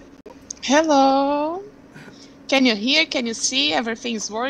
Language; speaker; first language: English; non-native, fluent; Portuguese